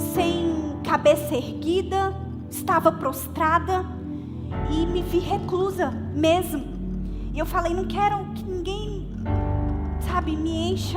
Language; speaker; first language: Portuguese; native; Portuguese